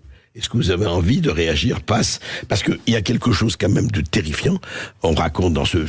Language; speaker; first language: French; native; French